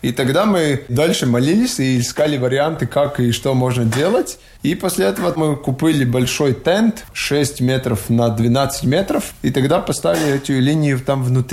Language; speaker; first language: Russian; non-native, local second language; Latvian